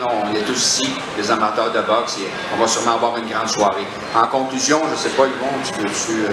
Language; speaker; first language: French; native; French